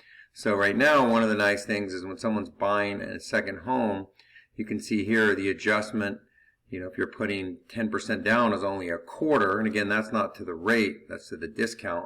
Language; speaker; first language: English; native; English